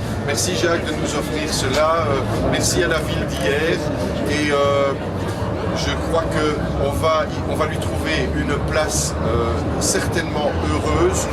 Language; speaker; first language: French; native; French